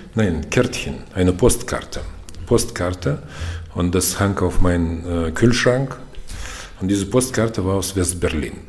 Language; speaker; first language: German; non-native, fluent; Russian